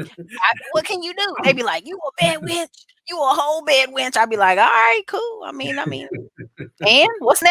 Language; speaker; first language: English; native; English